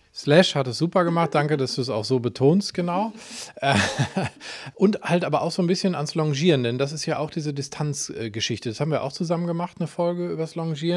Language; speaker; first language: German; native; German